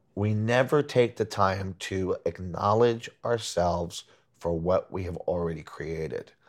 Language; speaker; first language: English; early bilingual, other home language; Spanish